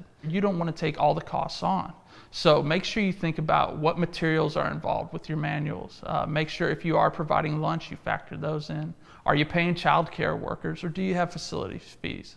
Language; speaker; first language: English; native; English